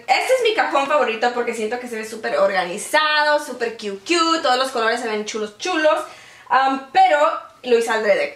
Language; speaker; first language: Spanish; early bilingual, heritage; Spanish